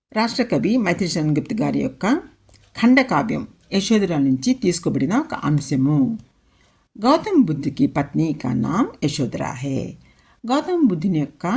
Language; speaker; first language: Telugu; non-native, local second language; Urdu